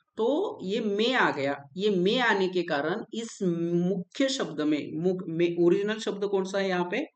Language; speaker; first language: Hindi; non-native, local second language; Marathi